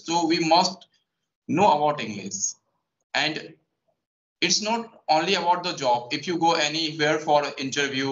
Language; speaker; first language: English; non-native, local second language; Hindi